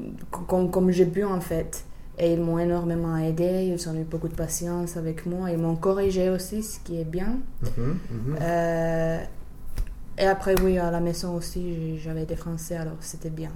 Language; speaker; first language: French; non-native, fluent; Finnish